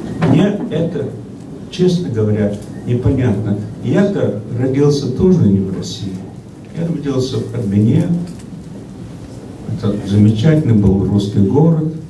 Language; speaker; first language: Russian; early bilingual, heritage; Russian